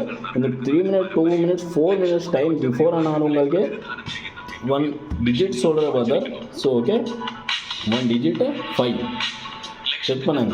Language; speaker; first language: Tamil; non-native, learner; Kannada